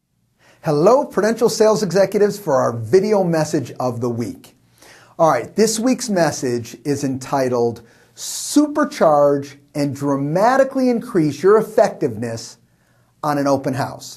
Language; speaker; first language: English; native; English